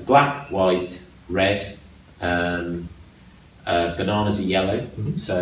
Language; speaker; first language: English; native; English